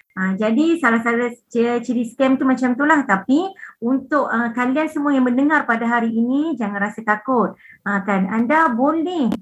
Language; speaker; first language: Malay; non-native, local second language; Western Cham